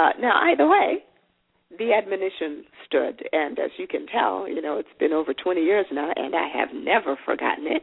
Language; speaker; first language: English; non-native, local second language; Shona